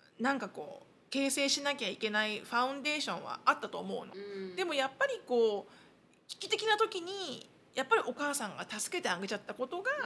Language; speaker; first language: Japanese; native; Japanese